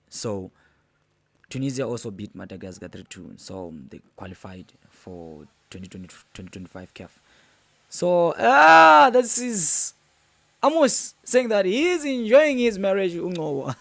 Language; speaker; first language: English; non-native, local second language; Zulu